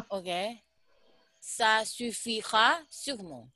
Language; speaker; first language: French; non-native, learner; Chinese